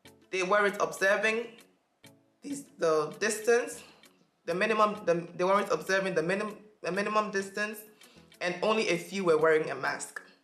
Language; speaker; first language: English; non-native, local second language; Akan